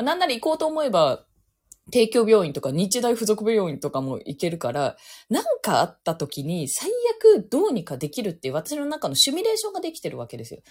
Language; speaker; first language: Japanese; native; Japanese